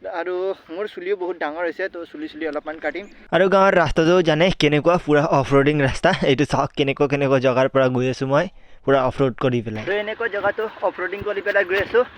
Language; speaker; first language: Assamese; non-native, local second language; Nepali